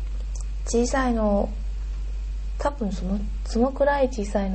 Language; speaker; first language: Japanese; non-native, learner; Chinese